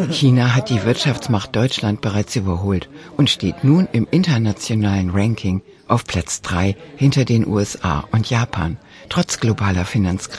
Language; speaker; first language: German; native; German